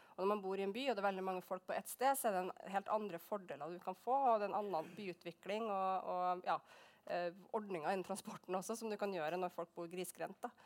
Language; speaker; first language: Norwegian; native; Norwegian